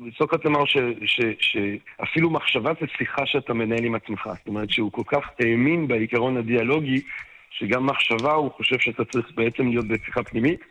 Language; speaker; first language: Hebrew; non-native, fluent; French